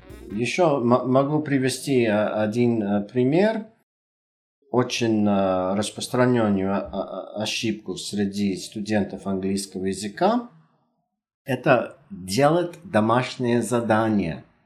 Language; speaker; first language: Russian; non-native, fluent; English